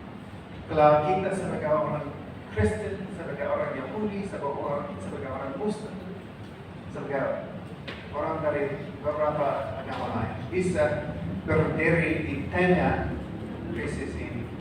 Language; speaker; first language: Indonesian; non-native, fluent; English